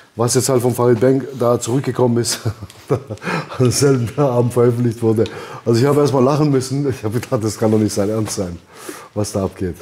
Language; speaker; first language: German; early bilingual, other home language; Albanian